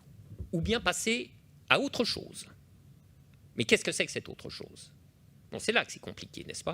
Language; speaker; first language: French; native; French